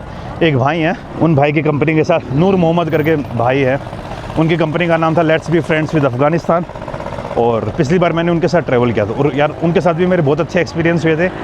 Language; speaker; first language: Hindi; native; Hindi